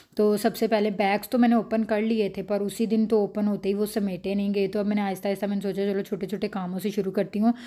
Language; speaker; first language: Urdu; native; Urdu